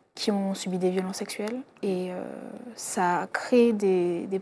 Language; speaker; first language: French; native; French